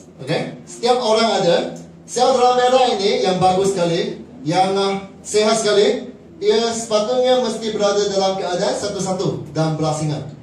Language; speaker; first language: Malay; non-native, local second language; Chinese